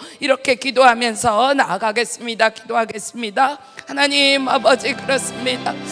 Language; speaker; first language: Korean; native; Korean